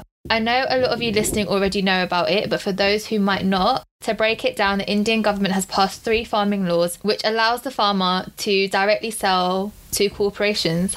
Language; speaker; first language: English; early bilingual, other home language; Punjabi